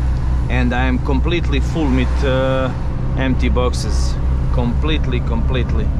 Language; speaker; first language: English; non-native, learner; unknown